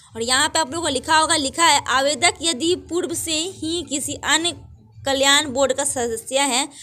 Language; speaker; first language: Hindi; native; Hindi